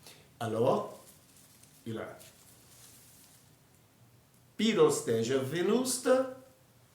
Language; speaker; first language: French; non-native, fluent; Portuguese